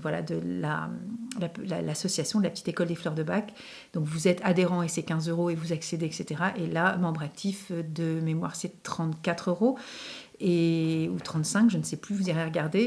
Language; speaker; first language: French; native; French